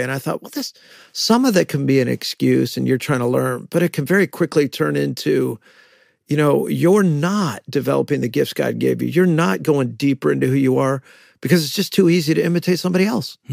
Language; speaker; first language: English; native; English